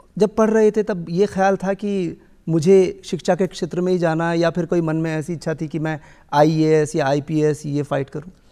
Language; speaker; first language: Hindi; native; Hindi